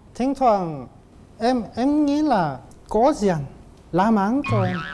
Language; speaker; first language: Vietnamese; non-native, fluent; Korean